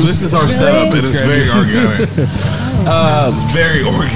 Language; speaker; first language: English; native; English